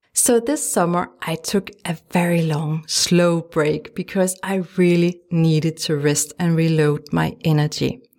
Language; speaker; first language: English; non-native, fluent; Danish